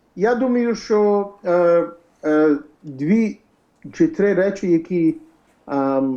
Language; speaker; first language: Ukrainian; early bilingual, heritage; English